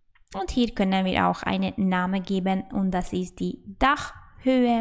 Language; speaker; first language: German; non-native, fluent; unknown